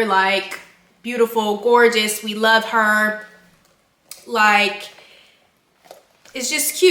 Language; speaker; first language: English; native; English